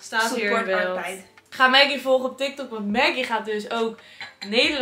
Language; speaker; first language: Dutch; native; Dutch